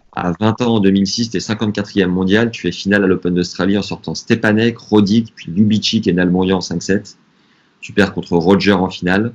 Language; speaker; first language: French; native; French